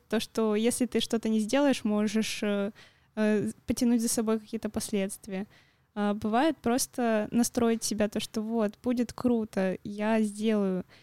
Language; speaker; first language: Russian; native; Russian